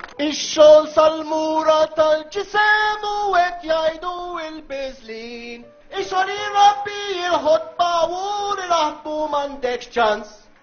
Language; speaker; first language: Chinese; non-native, fluent; Maltese